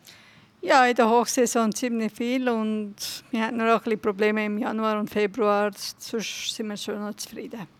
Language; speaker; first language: German; non-native, fluent; Turkish